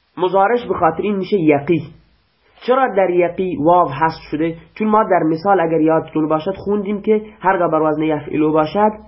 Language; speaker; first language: Persian; non-native, local second language; Baluchi